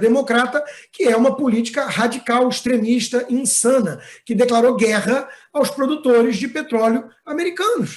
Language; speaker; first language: Portuguese; native; Portuguese